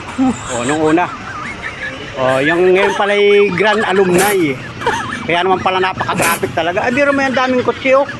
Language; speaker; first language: Filipino; native; Filipino